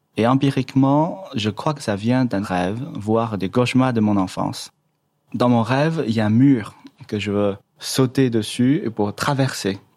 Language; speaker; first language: French; non-native, fluent; Chinese